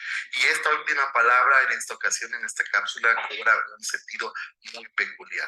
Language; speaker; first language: Spanish; native; Spanish